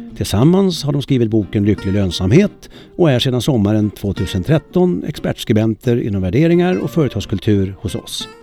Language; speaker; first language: Swedish; native; Swedish